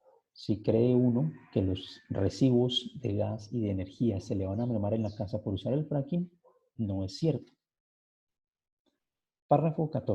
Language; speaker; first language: Spanish; native; Spanish